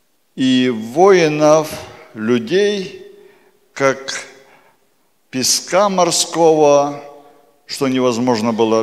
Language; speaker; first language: Polish; non-native, learner; Russian